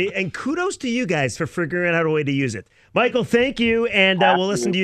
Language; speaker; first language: English; native; English